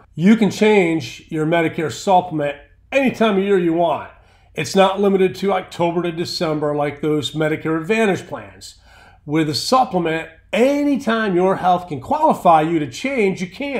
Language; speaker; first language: English; native; English